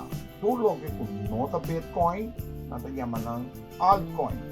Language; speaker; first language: Portuguese; non-native, learner; Papiamento